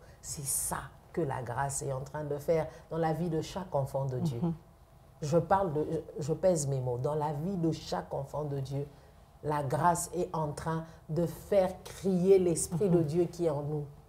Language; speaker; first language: French; non-native, local second language; Lingala